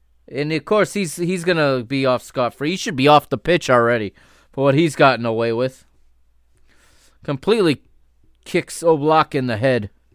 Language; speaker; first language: English; native; English